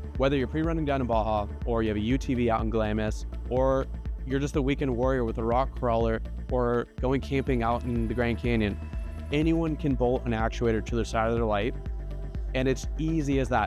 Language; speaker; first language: English; native; English